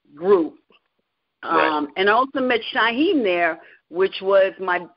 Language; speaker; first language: English; native; English